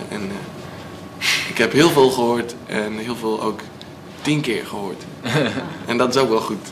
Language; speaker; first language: Dutch; native; Dutch